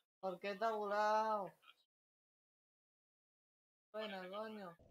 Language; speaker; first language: Spanish; native; Spanish